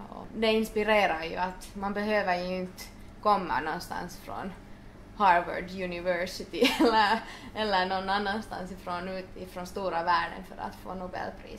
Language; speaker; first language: Swedish; non-native, local second language; Finnish